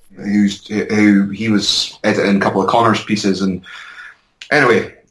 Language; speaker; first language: English; native; English